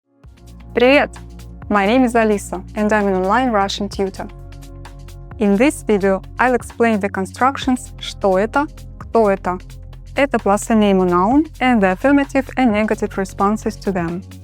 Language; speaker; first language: English; non-native, fluent; Russian